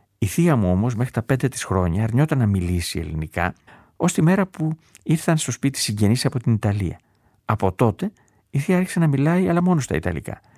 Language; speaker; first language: Greek; native; Greek